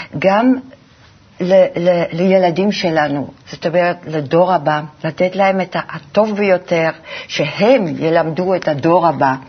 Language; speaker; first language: Hebrew; non-native, fluent; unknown